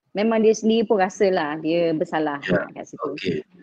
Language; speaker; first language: Malay; native; Malay